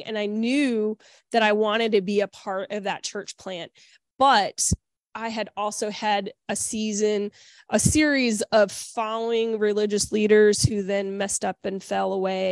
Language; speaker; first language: English; native; English